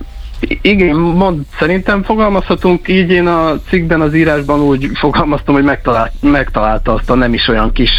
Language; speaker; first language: Hungarian; native; Hungarian